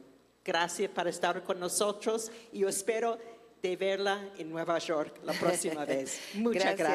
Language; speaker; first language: Spanish; non-native, fluent; English